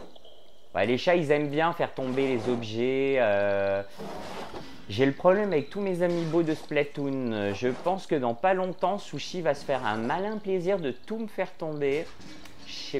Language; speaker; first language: French; native; French